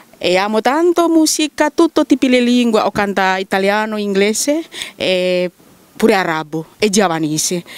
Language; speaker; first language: Italian; non-native, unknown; Indonesian